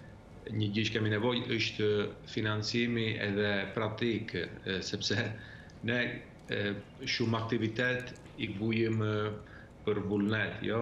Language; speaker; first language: Albanian; early bilingual, heritage; Albanian